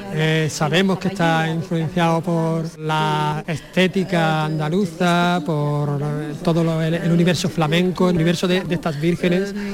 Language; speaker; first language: Spanish; native; Spanish